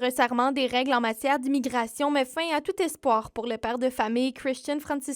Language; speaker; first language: French; native; French